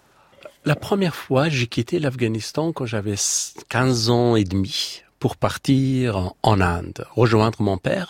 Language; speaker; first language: French; non-native, fluent; Persian